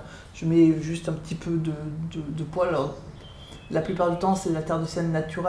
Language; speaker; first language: French; native; French